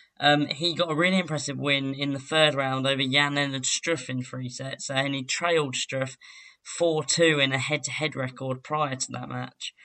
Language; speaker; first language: English; native; English